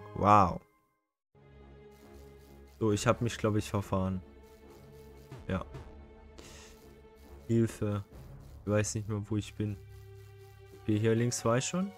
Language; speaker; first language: German; native; German